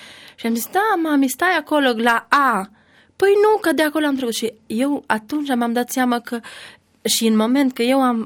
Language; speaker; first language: Romanian; non-native, learner; Albanian